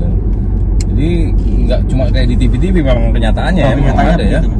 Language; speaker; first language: Indonesian; native; Indonesian